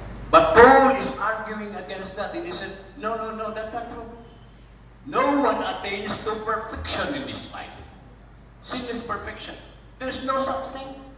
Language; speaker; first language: English; non-native, local second language; Filipino